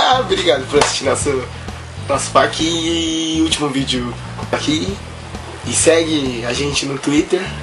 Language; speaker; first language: Portuguese; early bilingual, heritage; Portuguese